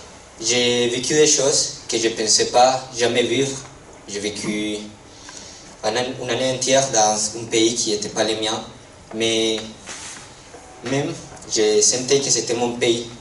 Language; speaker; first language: French; non-native, fluent; Spanish